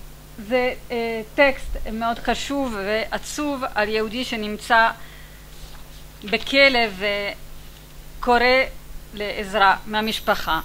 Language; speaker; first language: Hebrew; non-native, fluent; Italian